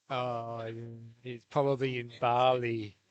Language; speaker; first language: English; native; English